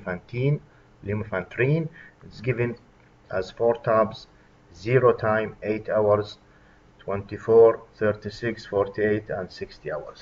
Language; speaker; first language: English; non-native, fluent; Arabic